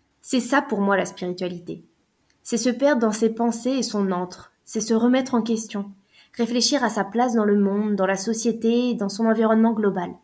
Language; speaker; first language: French; native; French